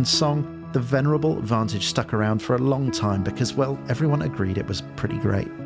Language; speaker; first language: English; native; English